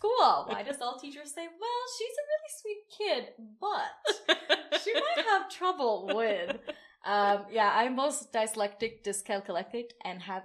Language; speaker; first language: English; non-native, fluent; Swedish